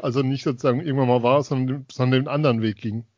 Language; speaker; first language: German; native; German